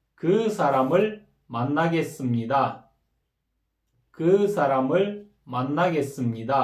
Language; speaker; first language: Korean; non-native, fluent; Kyrgyz